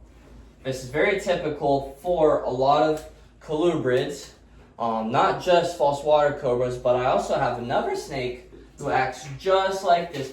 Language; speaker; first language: English; native; English